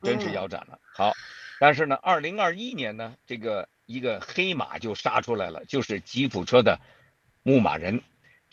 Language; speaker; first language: Chinese; native; Chinese